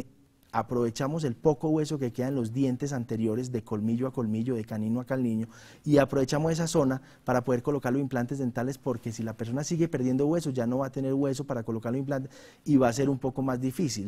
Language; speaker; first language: Spanish; native; Spanish